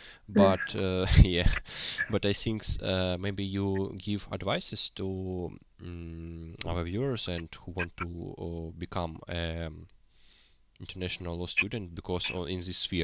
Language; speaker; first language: English; non-native, learner; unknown